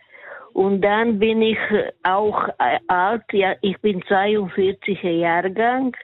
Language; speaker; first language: German; non-native, learner; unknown